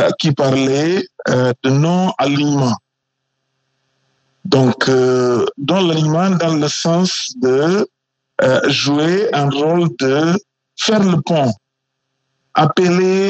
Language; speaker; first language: French; non-native, fluent; Portuguese